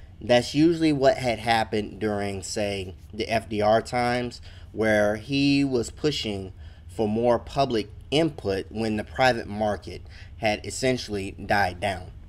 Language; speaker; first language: English; native; English